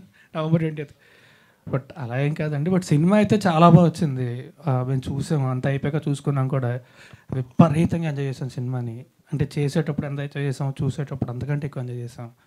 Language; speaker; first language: Telugu; native; Telugu